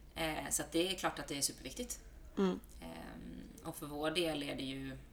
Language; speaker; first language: Swedish; native; Swedish